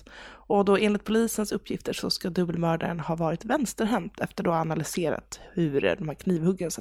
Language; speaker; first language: Swedish; native; Swedish